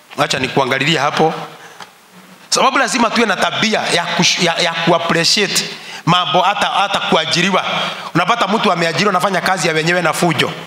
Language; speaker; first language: Swahili; non-native, local second language; Kikuyu